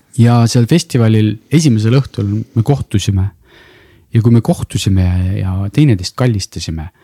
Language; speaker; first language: Estonian; non-native, local second language; Russian